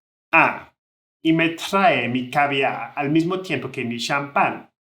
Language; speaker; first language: Spanish; non-native, learner; English